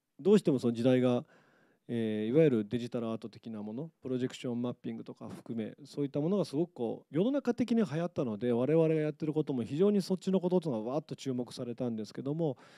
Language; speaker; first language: Japanese; native; Japanese